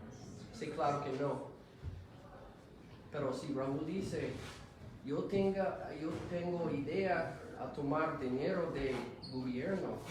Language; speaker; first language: Spanish; non-native, learner; English